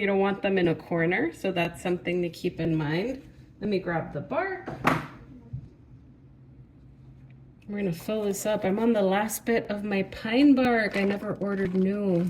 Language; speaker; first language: English; native; English